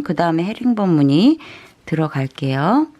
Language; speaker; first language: Korean; native; Korean